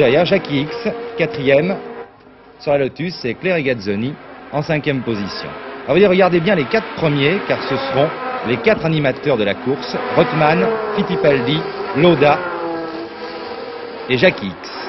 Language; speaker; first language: French; native; French